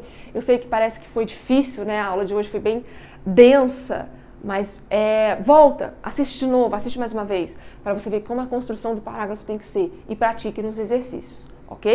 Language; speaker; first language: Portuguese; native; Portuguese